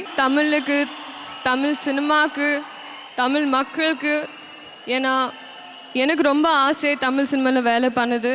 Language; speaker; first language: Tamil; non-native, learner; Telugu